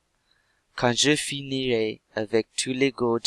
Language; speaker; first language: French; non-native, learner; English